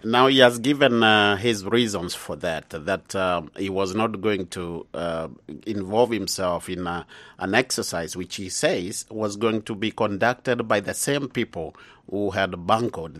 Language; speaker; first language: English; non-native, local second language; Swahili